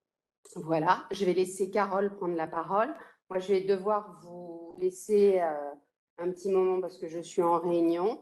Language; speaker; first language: French; native; French